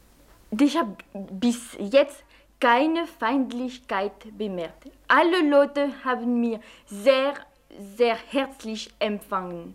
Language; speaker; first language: German; non-native, fluent; French